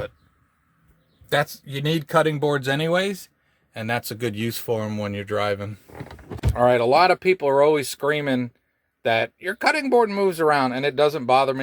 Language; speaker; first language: English; native; English